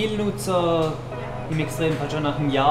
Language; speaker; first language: German; native; German